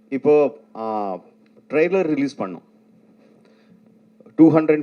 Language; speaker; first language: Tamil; non-native, local second language; Telugu